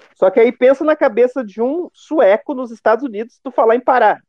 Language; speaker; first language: Portuguese; native; Portuguese